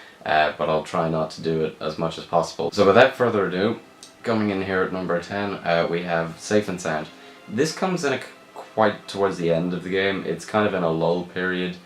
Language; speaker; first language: English; native; English